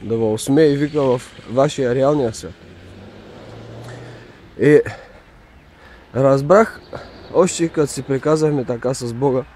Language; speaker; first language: Bulgarian; native; Bulgarian